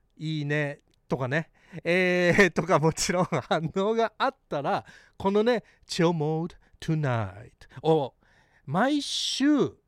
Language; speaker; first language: Japanese; early bilingual, heritage; Japanese